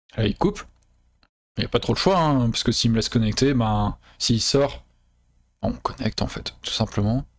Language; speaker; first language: French; native; French